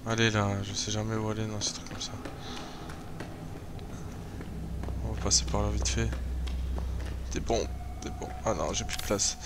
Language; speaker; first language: French; native; French